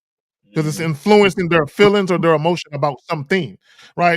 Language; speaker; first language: English; native; English